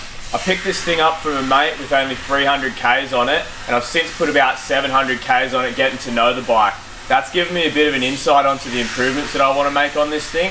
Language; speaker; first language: English; native; English